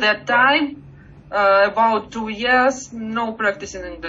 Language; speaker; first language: English; non-native, learner; Russian